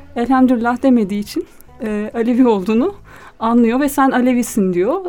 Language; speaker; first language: Turkish; native; Turkish